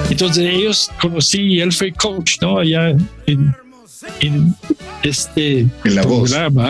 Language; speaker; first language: Spanish; non-native, learner; English